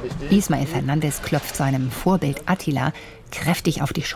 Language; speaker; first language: German; native; German